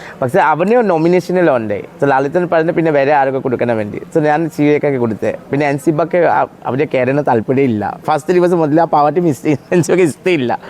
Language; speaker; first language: Malayalam; non-native, local second language; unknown